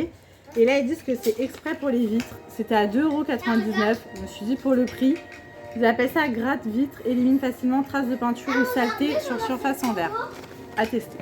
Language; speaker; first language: French; native; French